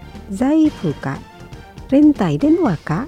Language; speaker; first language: Japanese; non-native, fluent; Indonesian